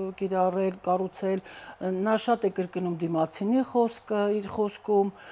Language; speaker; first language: Armenian; native; Armenian